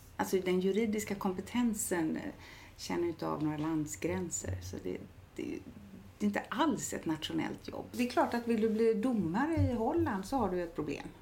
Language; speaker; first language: Swedish; native; Swedish